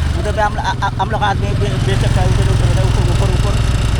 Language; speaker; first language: Hindi; non-native, local second language; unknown